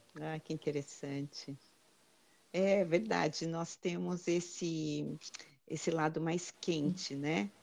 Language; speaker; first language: Portuguese; native; Portuguese